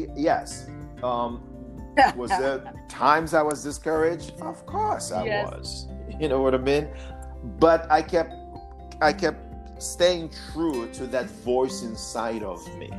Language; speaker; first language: English; non-native, fluent; Haitian Creole